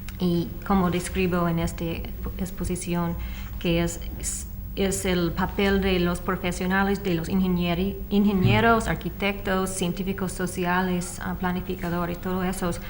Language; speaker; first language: Spanish; non-native, fluent; English